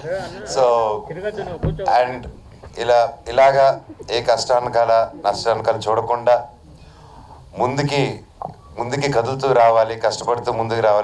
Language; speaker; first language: Telugu; native; Telugu